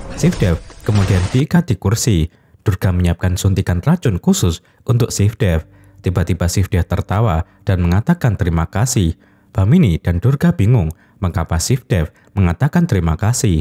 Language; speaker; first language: Indonesian; native; Indonesian